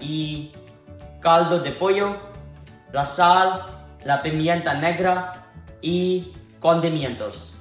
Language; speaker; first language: Spanish; non-native, learner; English